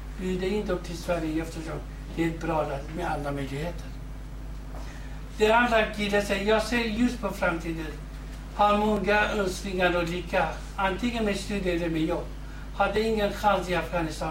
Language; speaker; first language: Swedish; non-native, fluent; Kurdish